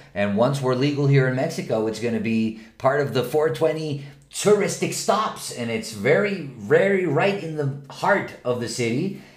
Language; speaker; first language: English; non-native, fluent; Spanish